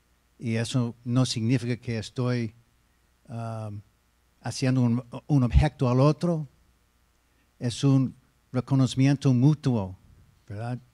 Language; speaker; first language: Spanish; non-native, fluent; English